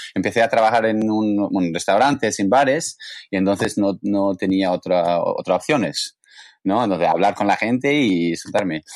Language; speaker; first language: Spanish; non-native, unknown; English